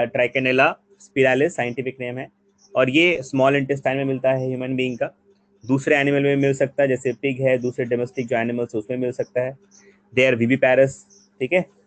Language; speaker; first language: Hindi; non-native, local second language; Bangla